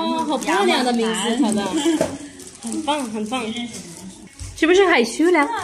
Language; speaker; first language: Chinese; non-native, learner; Urdu